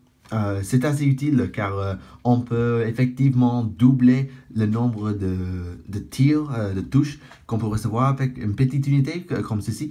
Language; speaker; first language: French; non-native, fluent; English